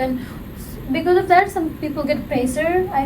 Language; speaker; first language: English; non-native, fluent; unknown